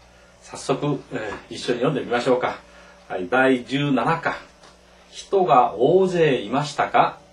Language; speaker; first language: Japanese; non-native, fluent; Korean